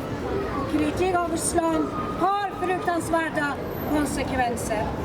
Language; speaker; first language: Swedish; non-native, fluent; Persian